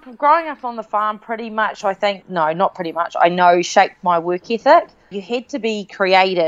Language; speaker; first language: English; native; English